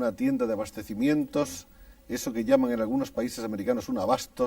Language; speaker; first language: Spanish; native; Spanish